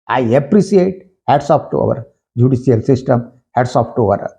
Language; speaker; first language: English; non-native, local second language; Kannada